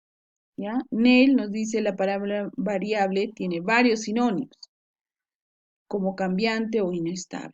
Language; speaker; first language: Spanish; native; Spanish